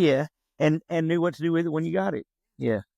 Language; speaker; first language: English; native; English